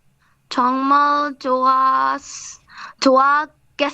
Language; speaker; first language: Korean; non-native, learner; Bangla